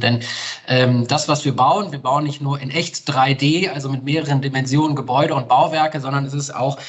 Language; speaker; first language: German; native; German